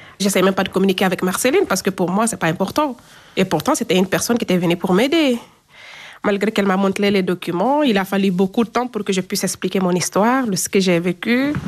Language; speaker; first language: French; non-native, local second language; Fula